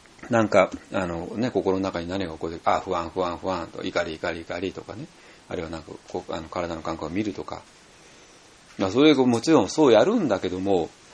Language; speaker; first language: Japanese; native; Japanese